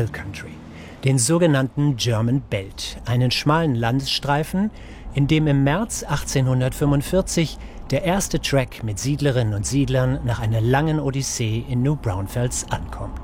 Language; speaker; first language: German; native; German